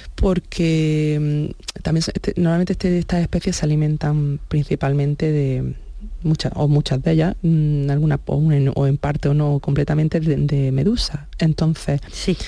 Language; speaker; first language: Spanish; native; Spanish